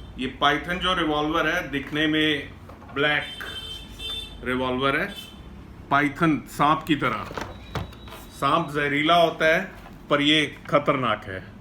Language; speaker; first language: Hindi; non-native, local second language; Punjabi